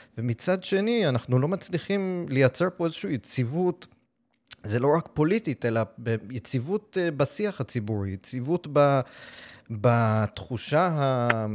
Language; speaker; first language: Hebrew; non-native, fluent; English